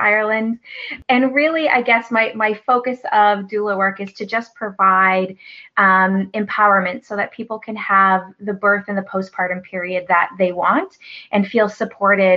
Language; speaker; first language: English; native; English